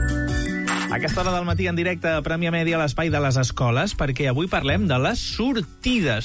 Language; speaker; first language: Catalan; native; Catalan